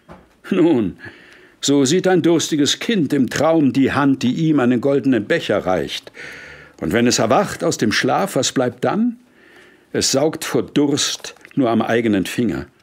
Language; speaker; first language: German; native; German